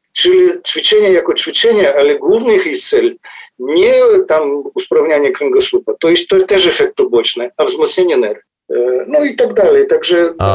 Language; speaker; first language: Polish; non-native, fluent; Ukrainian